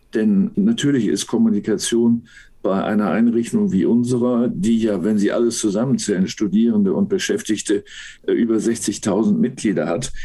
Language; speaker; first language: German; native; German